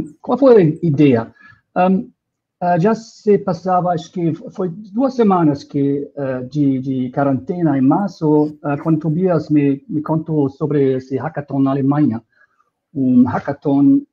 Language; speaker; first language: Portuguese; non-native, fluent; German